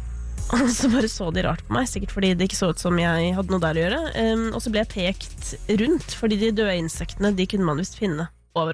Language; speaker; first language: Norwegian; native; Norwegian